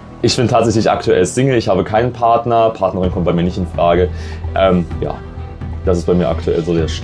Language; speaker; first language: German; native; German